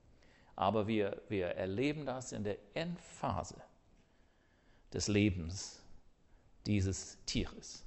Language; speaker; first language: German; non-native, fluent; English